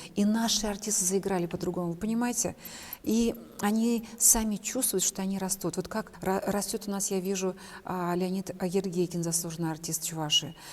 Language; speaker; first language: Russian; non-native, local second language; Chuvash